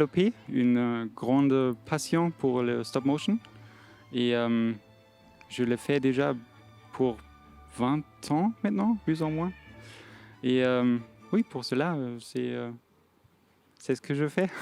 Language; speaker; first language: French; non-native, fluent; German